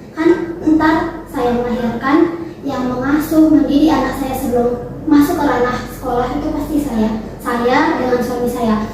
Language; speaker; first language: Indonesian; native; Indonesian